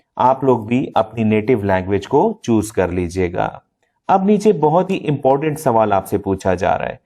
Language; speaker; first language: Urdu; non-native, local second language; Punjabi